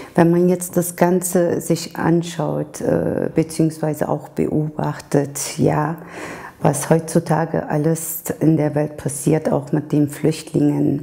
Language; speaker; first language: German; early bilingual, other home language; Turkish